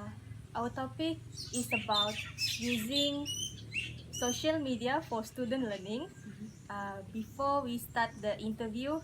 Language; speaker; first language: English; non-native, learner; Malay